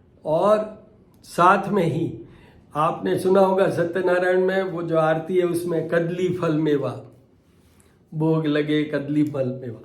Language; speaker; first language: Hindi; native; Hindi